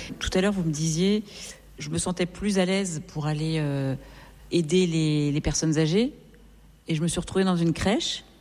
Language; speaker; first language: French; native; French